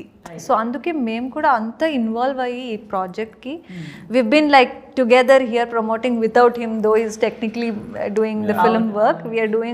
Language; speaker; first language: Telugu; non-native, learner; Kannada